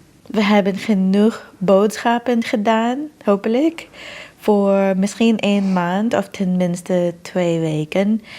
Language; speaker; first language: Dutch; non-native, fluent; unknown